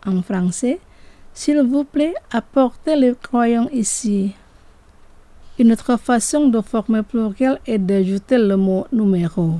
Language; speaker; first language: French; non-native, fluent; Indonesian